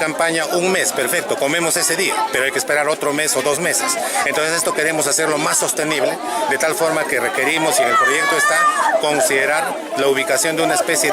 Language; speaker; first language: Spanish; native; Spanish